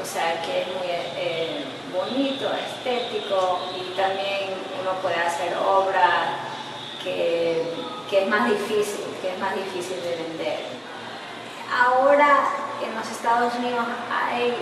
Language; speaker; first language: Spanish; early bilingual, heritage; English